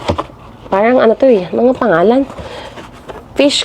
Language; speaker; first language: Filipino; native; Filipino